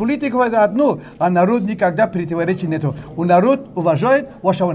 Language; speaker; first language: Russian; non-native, learner; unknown